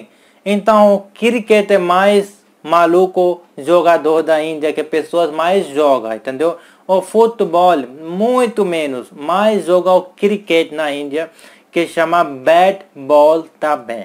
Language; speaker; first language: Portuguese; non-native, learner; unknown